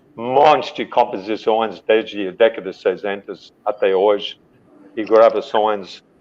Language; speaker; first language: Portuguese; non-native, fluent; English